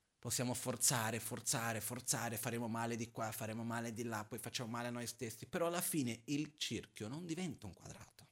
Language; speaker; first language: Italian; non-native, fluent; Portuguese